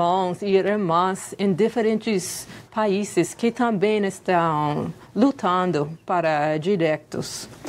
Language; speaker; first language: Portuguese; non-native, fluent; English